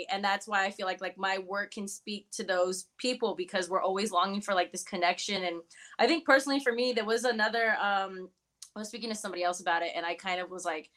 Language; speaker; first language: English; early bilingual, other home language; Spanish